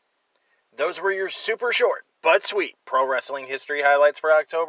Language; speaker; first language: English; native; English